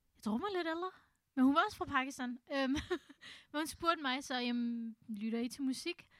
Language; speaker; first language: Danish; early bilingual, other home language; Urdu